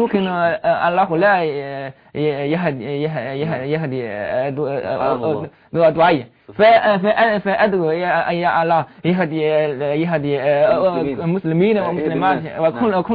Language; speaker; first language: Arabic; non-native, learner; Chinese